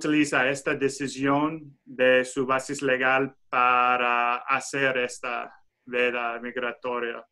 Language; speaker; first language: Spanish; non-native, fluent; English